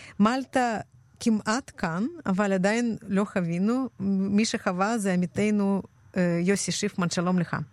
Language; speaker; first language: Hebrew; non-native, fluent; Russian